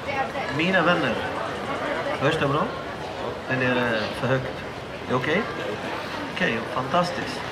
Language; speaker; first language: Swedish; non-native, fluent; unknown